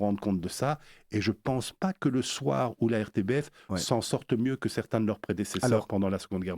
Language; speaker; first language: French; native; French